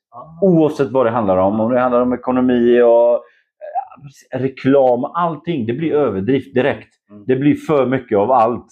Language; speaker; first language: Swedish; non-native, fluent; Polish